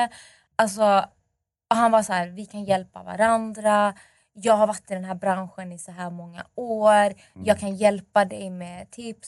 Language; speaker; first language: Swedish; native; Swedish